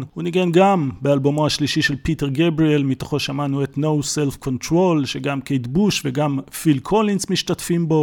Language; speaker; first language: Hebrew; native; Hebrew